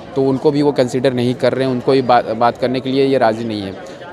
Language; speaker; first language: Hindi; native; Hindi